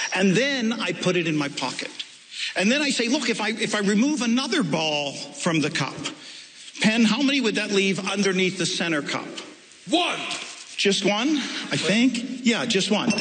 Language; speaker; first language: English; native; English